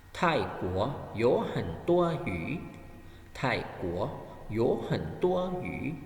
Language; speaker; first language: Chinese; non-native, fluent; Thai